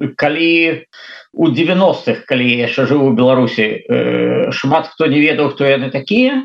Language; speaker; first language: Belarusian; non-native, local second language; Russian